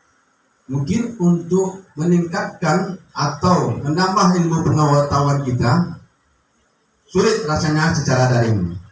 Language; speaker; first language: Indonesian; native; Indonesian